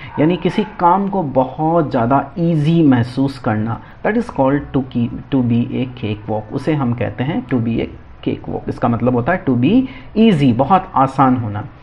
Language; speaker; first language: Hindi; native; Hindi